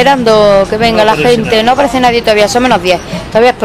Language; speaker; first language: Spanish; native; Spanish